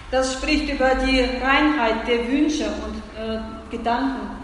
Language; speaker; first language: German; non-native, fluent; Russian